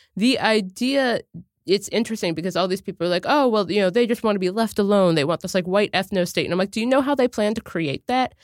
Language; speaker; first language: English; native; English